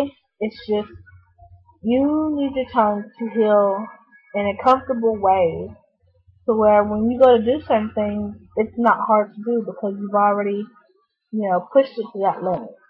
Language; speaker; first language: English; native; English